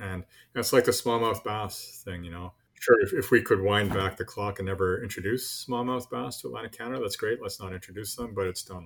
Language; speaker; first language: English; native; English